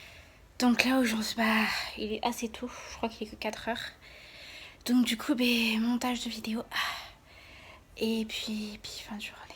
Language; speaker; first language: French; native; French